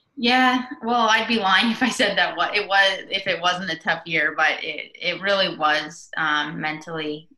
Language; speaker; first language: English; native; English